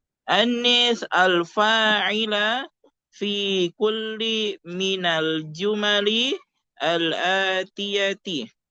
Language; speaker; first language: Arabic; non-native, fluent; Indonesian